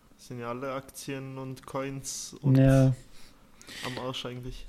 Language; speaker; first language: German; early bilingual, other home language; Turkish